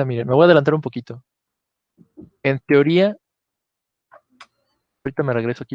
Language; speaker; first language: Spanish; native; Spanish